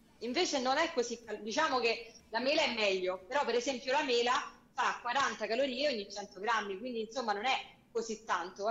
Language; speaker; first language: Italian; native; Italian